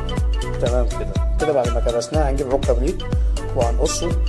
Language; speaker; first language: Arabic; native; Arabic